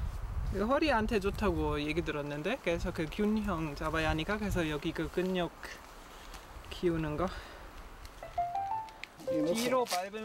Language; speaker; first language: Korean; non-native, fluent; German